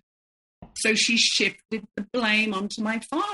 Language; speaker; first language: English; native; English